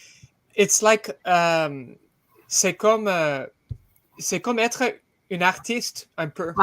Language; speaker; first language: French; non-native, learner; English